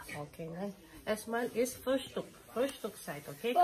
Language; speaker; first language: German; non-native, learner; Filipino